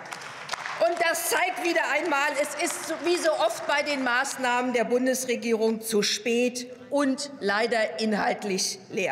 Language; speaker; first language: German; native; German